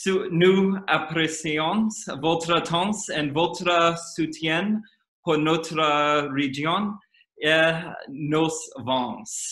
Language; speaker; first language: French; non-native, learner; English